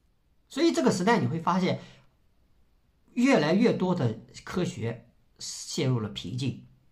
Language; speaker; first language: Chinese; native; Chinese